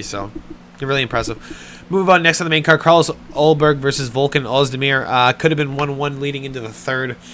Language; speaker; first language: English; native; English